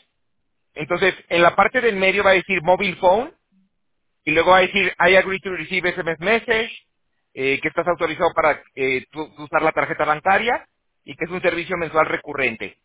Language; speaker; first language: Spanish; native; Spanish